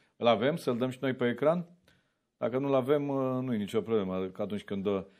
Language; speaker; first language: Romanian; native; Romanian